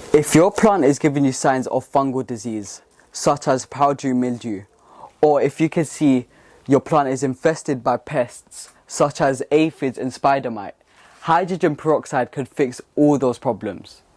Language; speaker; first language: English; early bilingual, other home language; Bangla